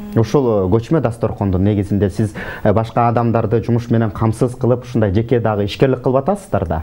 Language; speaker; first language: Kyrgyz; native; Kyrgyz